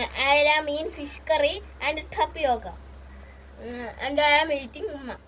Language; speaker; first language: English; non-native, learner; Malayalam